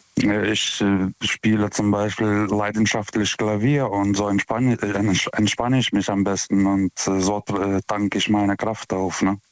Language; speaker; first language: German; non-native, fluent; Lithuanian